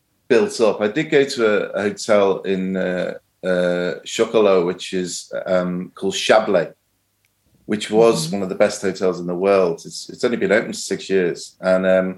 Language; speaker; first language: English; native; English